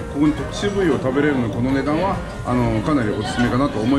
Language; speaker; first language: Japanese; native; Japanese